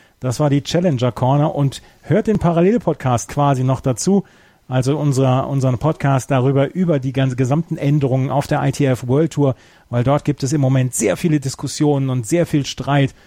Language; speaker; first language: German; native; German